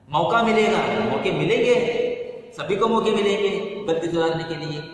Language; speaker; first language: Hindi; non-native, local second language; Kannada